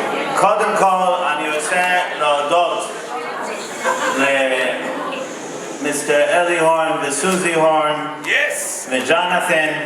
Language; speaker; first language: Hebrew; non-native, fluent; English